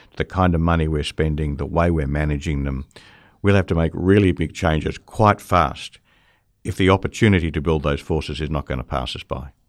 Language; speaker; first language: English; native; English